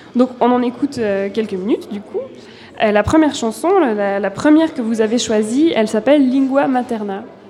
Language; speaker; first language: French; native; French